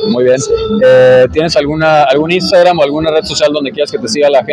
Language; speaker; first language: Spanish; native; Spanish